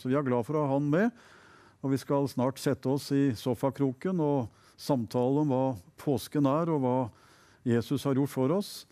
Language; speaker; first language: Norwegian; native; Norwegian